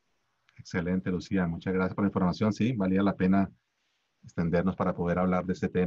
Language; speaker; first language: Spanish; native; Spanish